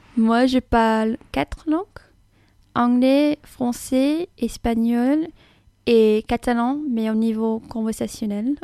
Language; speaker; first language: French; non-native, fluent; English